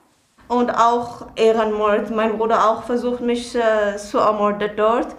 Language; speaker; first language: German; non-native, learner; Arabic